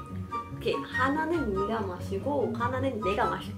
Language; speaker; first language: Korean; non-native, learner; Malay